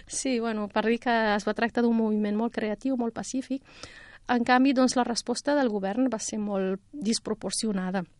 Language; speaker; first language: Catalan; non-native, fluent; Riffian